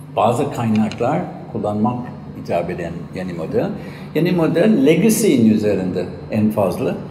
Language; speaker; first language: Turkish; non-native, fluent; Irish